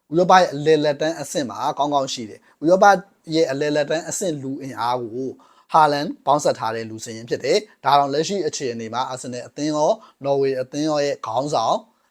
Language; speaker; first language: Burmese; native; Burmese